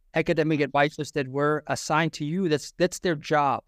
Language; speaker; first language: English; non-native, fluent; German